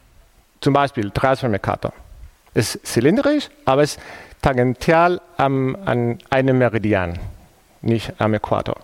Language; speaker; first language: German; non-native, fluent; Spanish